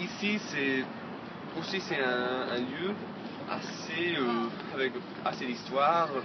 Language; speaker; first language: French; non-native, fluent; English